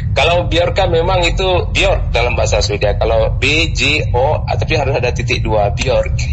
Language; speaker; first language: Indonesian; non-native, local second language; Achinese